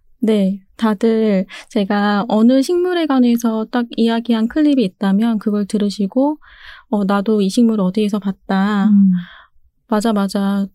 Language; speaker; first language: Korean; native; Korean